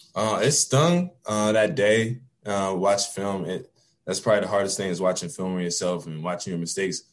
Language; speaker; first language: English; native; English